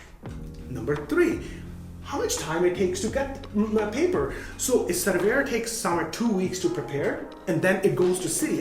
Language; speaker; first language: English; non-native, fluent; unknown